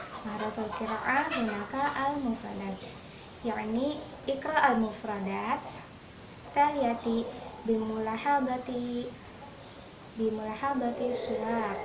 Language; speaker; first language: Arabic; non-native, learner; Indonesian